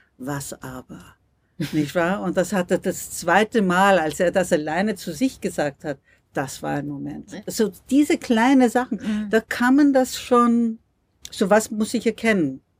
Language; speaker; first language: German; non-native, fluent; English